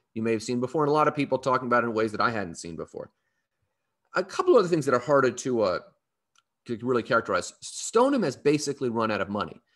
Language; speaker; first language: English; native; English